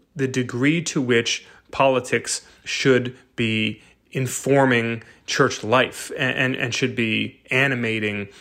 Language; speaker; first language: English; native; English